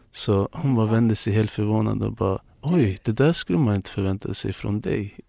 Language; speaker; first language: Swedish; non-native, fluent; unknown